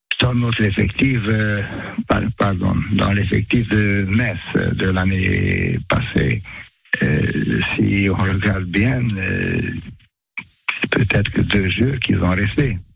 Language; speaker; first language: French; non-native, fluent; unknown